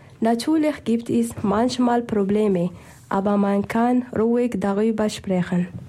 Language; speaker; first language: German; non-native, learner; Arabic